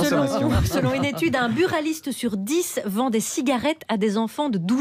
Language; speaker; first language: French; native; French